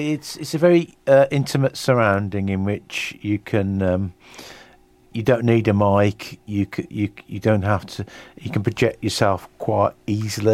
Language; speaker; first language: English; native; English